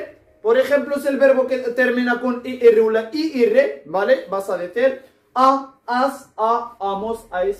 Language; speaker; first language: Spanish; non-native, fluent; Arabic